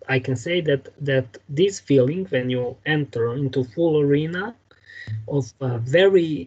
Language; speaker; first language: English; non-native, fluent; Serbian